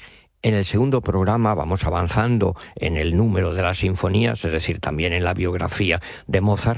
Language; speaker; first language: Spanish; native; Spanish